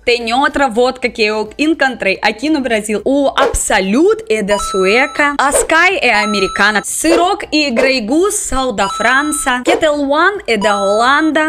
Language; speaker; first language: Portuguese; non-native, fluent; Russian